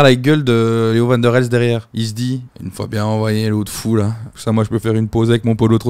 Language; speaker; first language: French; native; French